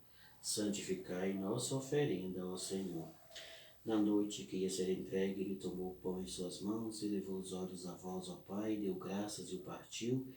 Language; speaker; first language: Portuguese; native; Portuguese